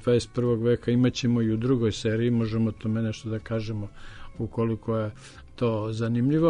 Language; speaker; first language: Serbian; native; Serbian